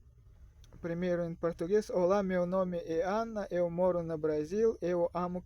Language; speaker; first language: Portuguese; non-native, fluent; Russian